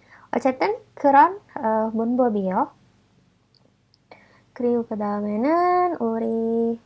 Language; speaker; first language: Korean; non-native, fluent; Indonesian